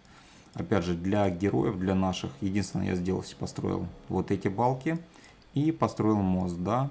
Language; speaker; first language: Russian; native; Russian